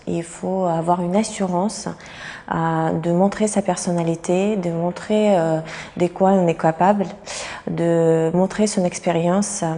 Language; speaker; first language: French; non-native, fluent; Russian